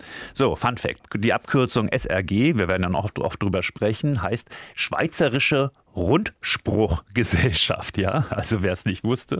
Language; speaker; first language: German; native; German